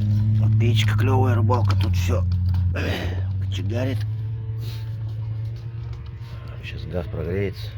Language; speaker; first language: Russian; native; Russian